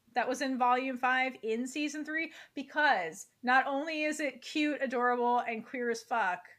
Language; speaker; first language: English; native; English